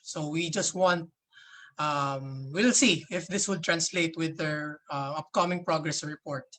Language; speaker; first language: English; non-native, local second language; Filipino